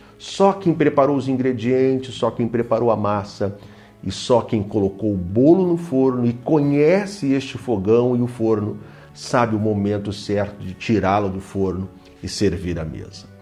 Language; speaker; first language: Portuguese; native; Portuguese